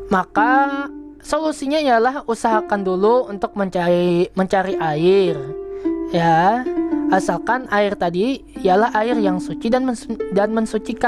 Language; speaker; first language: Indonesian; native; Indonesian